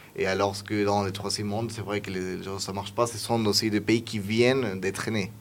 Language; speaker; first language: French; non-native, fluent; Spanish